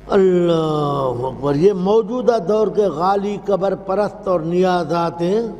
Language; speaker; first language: Urdu; non-native, local second language; Saraiki